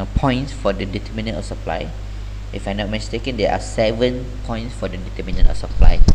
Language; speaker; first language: English; non-native, local second language; Malay